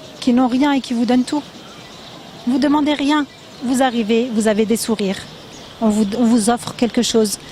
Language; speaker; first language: French; native; French